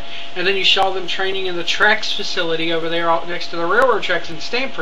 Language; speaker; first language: English; native; English